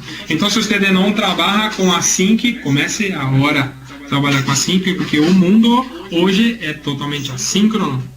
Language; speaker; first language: Spanish; non-native, learner; Portuguese